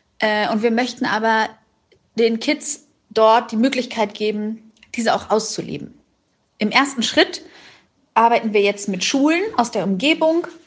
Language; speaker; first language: German; native; German